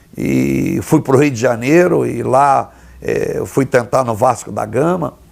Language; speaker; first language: Portuguese; native; Portuguese